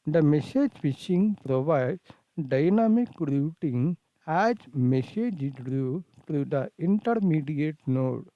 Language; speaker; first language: English; non-native, local second language; Kannada